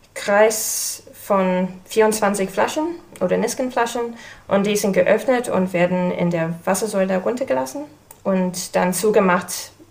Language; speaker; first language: German; non-native, fluent; English